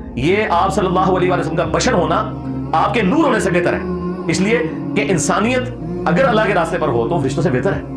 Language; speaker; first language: Urdu; native; Urdu